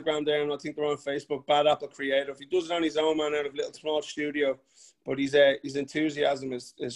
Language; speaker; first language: English; native; English